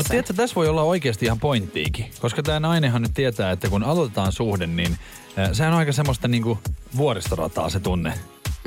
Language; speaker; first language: Finnish; native; Finnish